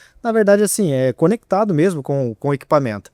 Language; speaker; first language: Portuguese; native; Portuguese